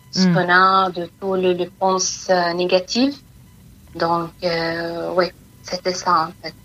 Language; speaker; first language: French; non-native, fluent; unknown